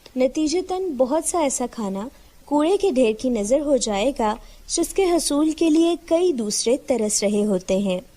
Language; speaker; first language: Urdu; native; Urdu